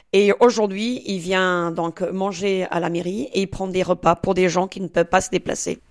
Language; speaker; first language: French; non-native, fluent; Portuguese